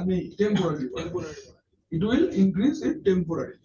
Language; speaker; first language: Hindi; non-native, local second language; Bangla